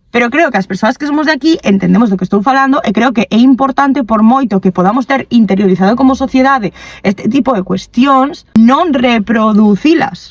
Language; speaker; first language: Galician; non-native, local second language; Spanish